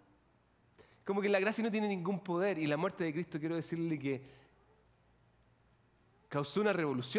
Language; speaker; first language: Spanish; native; Spanish